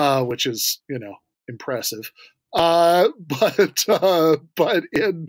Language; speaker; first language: English; native; English